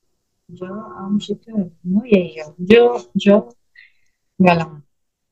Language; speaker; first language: Korean; non-native, learner; Filipino